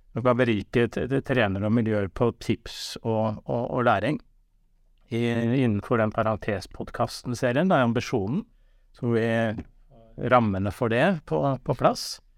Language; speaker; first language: Norwegian; native; Norwegian